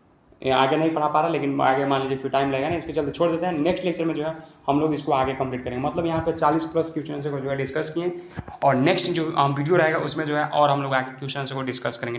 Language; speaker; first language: Hindi; native; Hindi